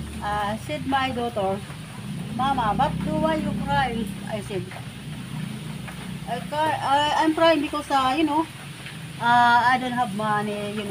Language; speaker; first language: English; non-native, learner; Filipino